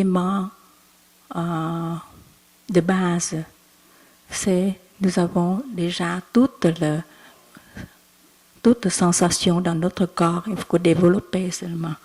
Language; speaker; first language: French; non-native, learner; Vietnamese